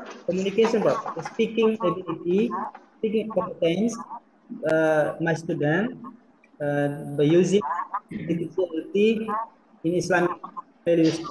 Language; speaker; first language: English; non-native, learner; Indonesian